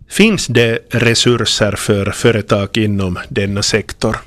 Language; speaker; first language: Swedish; non-native, fluent; Finnish